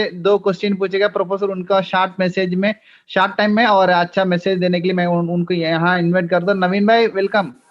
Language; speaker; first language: Hindi; non-native, local second language; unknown